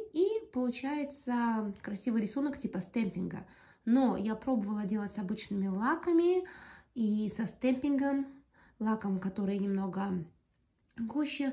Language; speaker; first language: Russian; native; Russian